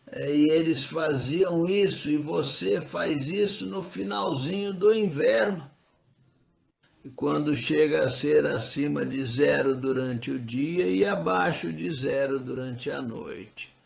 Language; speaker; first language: Portuguese; non-native, fluent; English